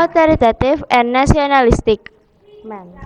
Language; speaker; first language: English; non-native, learner; Indonesian